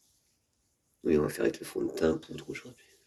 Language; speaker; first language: French; native; French